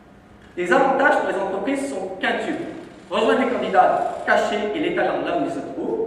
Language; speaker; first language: French; native; French